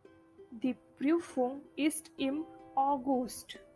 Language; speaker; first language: German; non-native, fluent; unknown